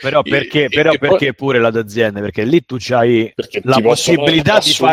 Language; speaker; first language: Italian; native; Italian